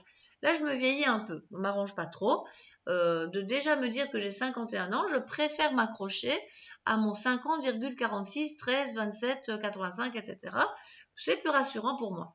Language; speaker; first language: French; native; French